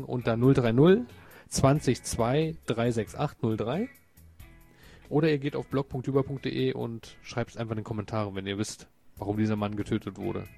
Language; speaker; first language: German; native; German